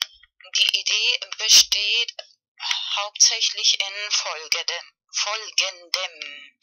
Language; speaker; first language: German; non-native, fluent; Spanish